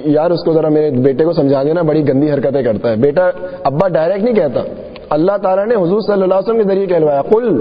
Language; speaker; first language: Urdu; non-native, local second language; Sindhi